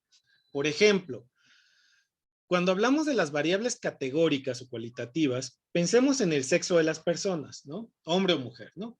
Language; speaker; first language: Spanish; native; Spanish